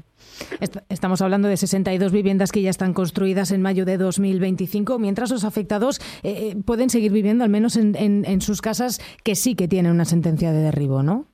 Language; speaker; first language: Spanish; native; Spanish